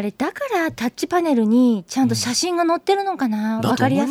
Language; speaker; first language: Japanese; native; Japanese